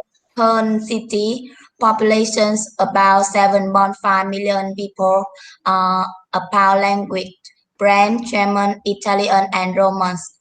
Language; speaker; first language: English; non-native, learner; Vietnamese